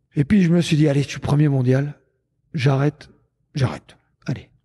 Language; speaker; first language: French; native; French